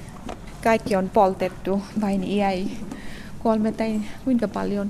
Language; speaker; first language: Finnish; non-native, fluent; Bangla